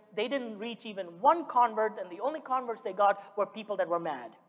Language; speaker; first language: English; early bilingual, other home language; Malayalam